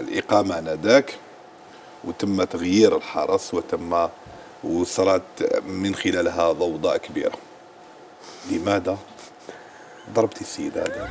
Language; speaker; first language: Arabic; native; Arabic